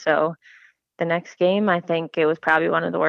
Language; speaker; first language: English; native; English